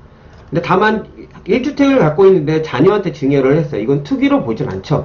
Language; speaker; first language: Korean; native; Korean